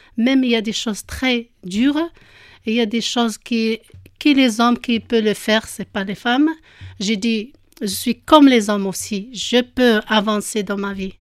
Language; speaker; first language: French; non-native, local second language; Arabic